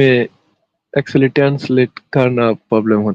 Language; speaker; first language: Hindi; non-native, learner; Bangla